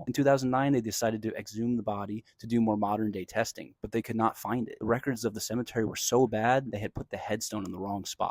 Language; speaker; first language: English; native; English